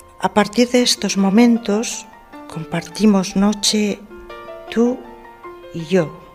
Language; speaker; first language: Spanish; native; Spanish